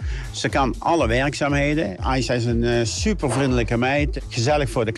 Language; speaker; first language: Dutch; native; Dutch